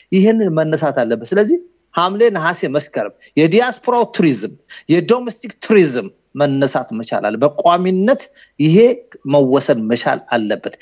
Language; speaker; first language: Amharic; native; Amharic